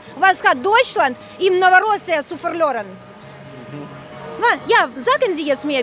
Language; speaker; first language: German; non-native, fluent; Russian